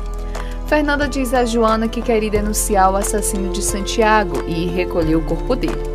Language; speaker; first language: Portuguese; native; Portuguese